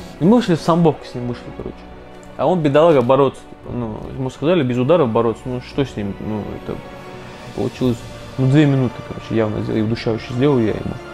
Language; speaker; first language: Russian; early bilingual, other home language; Azerbaijani